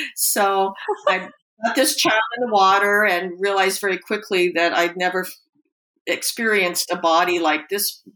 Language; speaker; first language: English; native; English